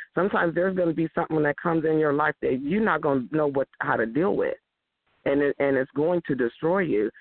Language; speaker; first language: English; native; English